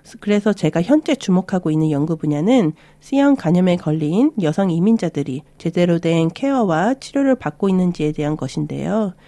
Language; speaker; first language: Korean; early bilingual, other home language; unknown